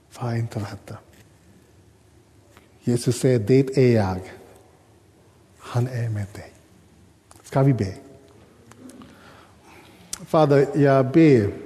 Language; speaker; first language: Swedish; non-native, fluent; English